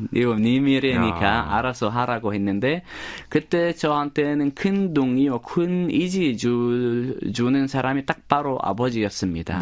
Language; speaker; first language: Korean; non-native, fluent; Arabic